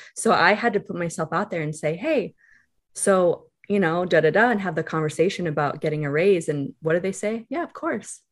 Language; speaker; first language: English; native; English